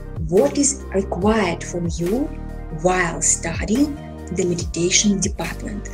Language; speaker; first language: English; non-native, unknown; Russian